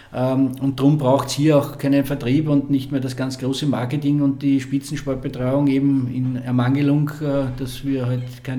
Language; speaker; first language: German; native; German